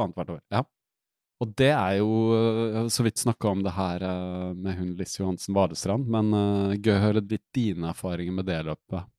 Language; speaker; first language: Norwegian; native; Norwegian